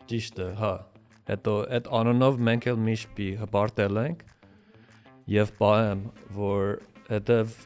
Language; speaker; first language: Armenian; early bilingual, heritage; Armenian